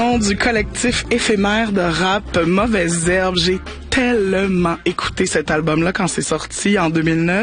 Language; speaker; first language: French; native; French